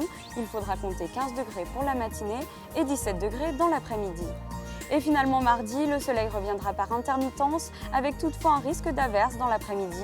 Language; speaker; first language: French; native; French